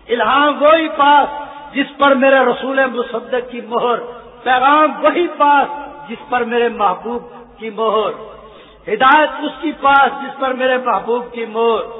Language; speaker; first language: Urdu; non-native, local second language; Punjabi